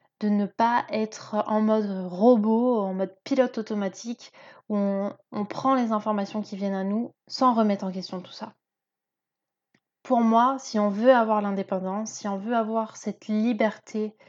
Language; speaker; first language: French; native; French